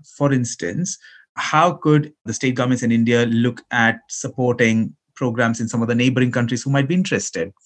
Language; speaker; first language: English; non-native, local second language; Malayalam